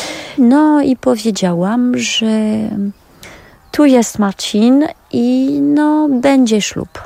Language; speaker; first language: Polish; non-native, learner; French